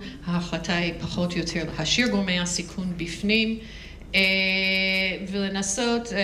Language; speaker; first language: Hebrew; non-native, fluent; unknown